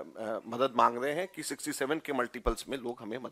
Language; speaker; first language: Hindi; native; Hindi